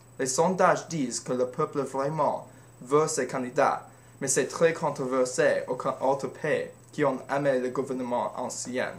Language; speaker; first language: French; non-native, learner; English